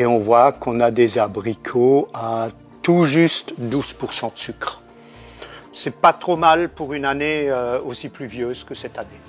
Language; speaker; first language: French; native; French